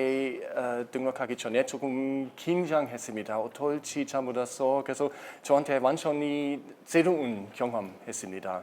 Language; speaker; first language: Korean; non-native, fluent; German